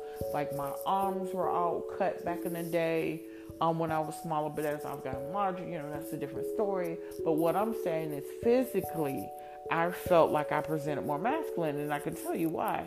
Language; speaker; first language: English; native; English